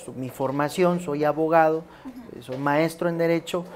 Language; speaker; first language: Spanish; native; Spanish